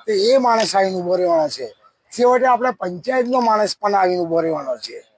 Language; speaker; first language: Gujarati; non-native, local second language; Rathawi